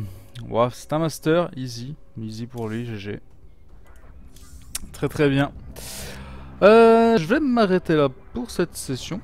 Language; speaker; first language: French; native; French